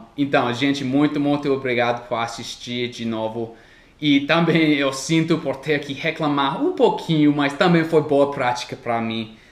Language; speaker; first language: Portuguese; non-native, fluent; English